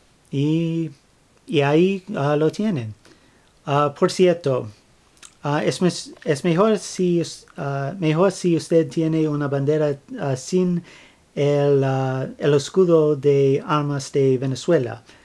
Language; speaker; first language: Spanish; non-native, learner; English